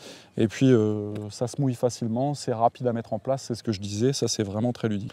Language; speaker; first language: French; native; French